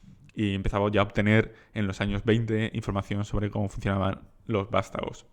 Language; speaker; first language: Spanish; native; Spanish